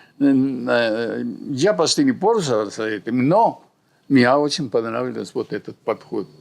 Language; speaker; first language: Russian; non-native, fluent; Spanish